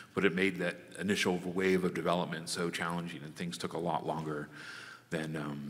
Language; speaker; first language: English; native; English